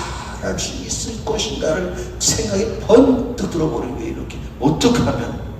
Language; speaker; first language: Korean; native; Korean